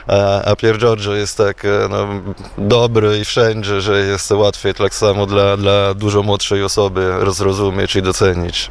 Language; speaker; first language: Polish; non-native, fluent; Italian